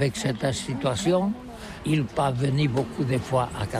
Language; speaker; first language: French; non-native, learner; Catalan